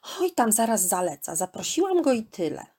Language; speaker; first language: Polish; native; Polish